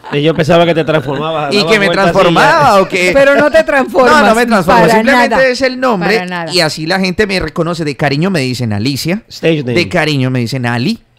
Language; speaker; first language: Spanish; native; Spanish